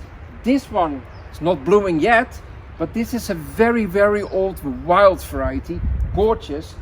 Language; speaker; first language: English; non-native, fluent; Dutch